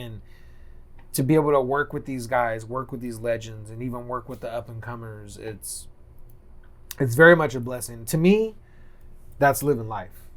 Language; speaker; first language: English; native; English